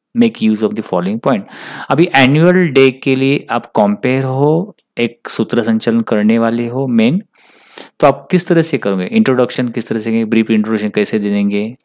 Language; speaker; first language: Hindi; non-native, local second language; Marathi